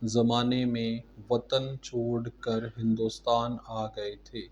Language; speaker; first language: Urdu; non-native, local second language; Punjabi